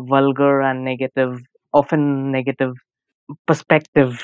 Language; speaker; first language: English; non-native, local second language; Urdu